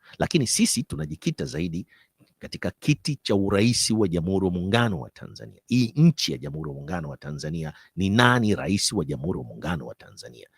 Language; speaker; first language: Swahili; native; Swahili